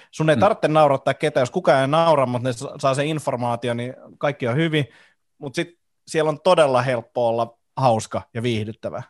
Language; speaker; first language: Finnish; native; Finnish